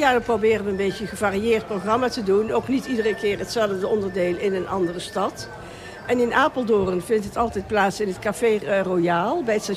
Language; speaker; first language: Dutch; native; Dutch